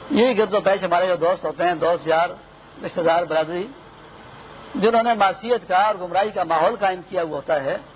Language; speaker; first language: Urdu; non-native, local second language; Pashto